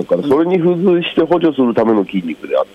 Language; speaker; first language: Japanese; native; Japanese